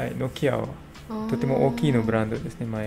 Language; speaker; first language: Japanese; non-native, learner; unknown